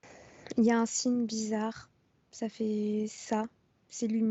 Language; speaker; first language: French; native; French